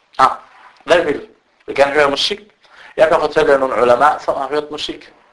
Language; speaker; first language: Danish; early bilingual, other home language; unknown